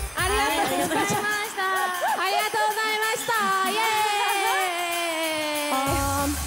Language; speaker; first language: Japanese; non-native, fluent; Korean